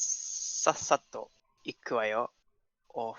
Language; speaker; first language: Japanese; non-native, learner; English